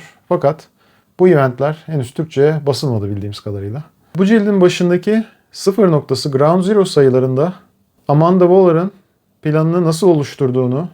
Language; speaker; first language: Turkish; native; Turkish